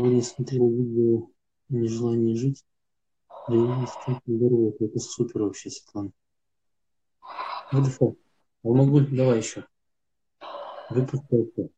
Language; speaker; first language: Russian; native; Russian